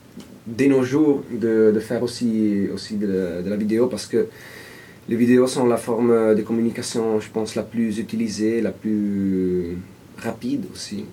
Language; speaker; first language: French; non-native, fluent; Italian